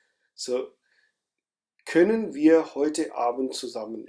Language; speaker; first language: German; non-native, fluent; Urdu